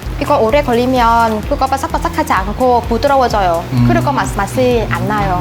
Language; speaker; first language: Korean; non-native, fluent; Vietnamese